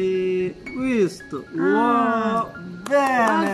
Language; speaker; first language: Italian; non-native, learner; Urdu